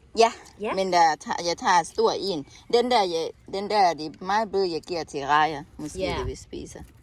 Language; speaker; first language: Danish; non-native, learner; Thai